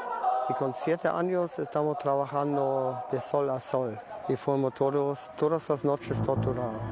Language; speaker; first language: Spanish; non-native, local second language; German